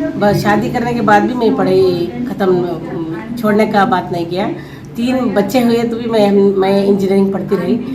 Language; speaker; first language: Hindi; non-native, local second language; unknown